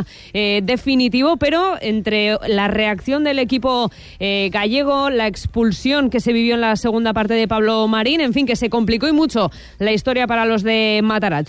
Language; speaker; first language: Spanish; native; Spanish